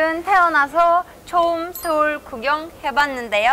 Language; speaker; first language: Korean; non-native, learner; Turkish